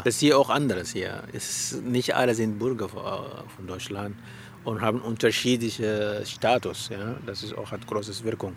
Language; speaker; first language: German; non-native, learner; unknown